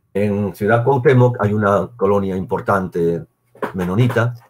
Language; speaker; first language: Spanish; native; Spanish